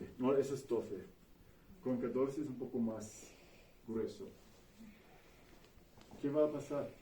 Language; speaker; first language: Spanish; non-native, fluent; German